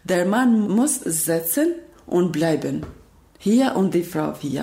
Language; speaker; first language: German; non-native, learner; Albanian